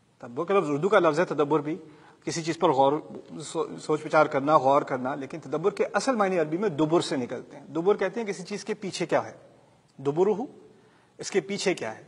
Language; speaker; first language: Urdu; early bilingual, heritage; Urdu